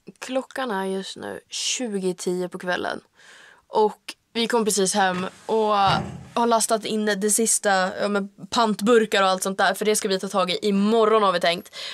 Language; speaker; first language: Swedish; native; Swedish